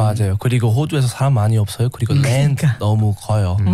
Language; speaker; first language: Korean; non-native, learner; English